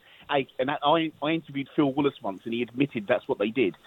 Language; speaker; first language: English; native; English